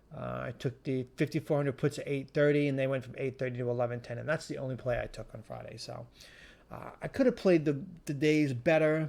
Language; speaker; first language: English; native; English